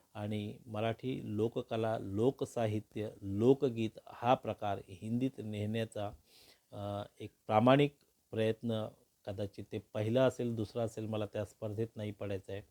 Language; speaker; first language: Marathi; non-native, local second language; Hindi